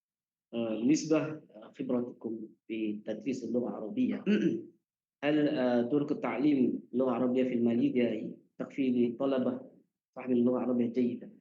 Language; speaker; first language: Arabic; non-native, learner; Malay